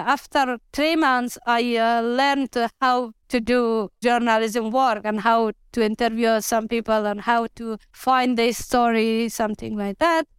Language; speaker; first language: English; non-native, learner; Persian